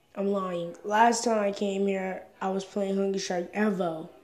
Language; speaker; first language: English; native; English